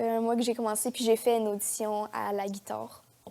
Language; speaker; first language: French; native; French